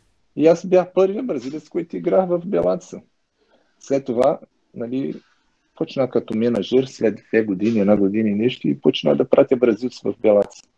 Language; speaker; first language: Bulgarian; non-native, learner; Portuguese